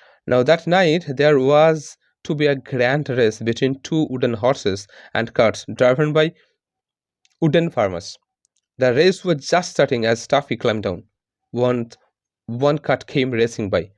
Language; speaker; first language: English; non-native, local second language; Bangla